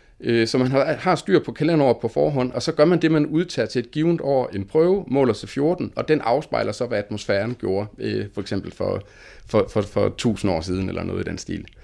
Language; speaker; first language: Danish; native; Danish